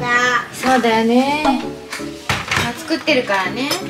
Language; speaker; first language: Japanese; native; Japanese